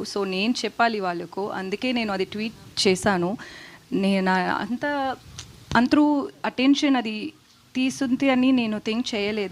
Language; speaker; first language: Telugu; non-native, learner; Tamil